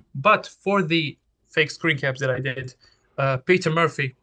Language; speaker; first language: English; non-native, fluent; Serbian